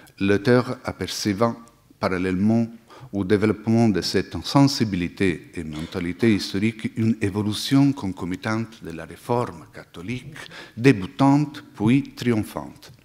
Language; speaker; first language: French; non-native, fluent; Italian